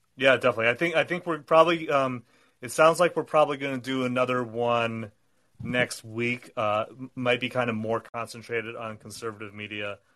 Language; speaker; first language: English; native; English